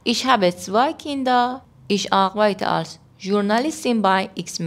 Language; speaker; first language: German; non-native, fluent; Persian